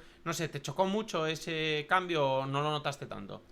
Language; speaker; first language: Spanish; native; Spanish